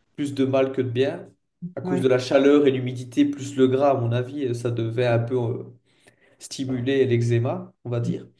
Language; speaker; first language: French; native; French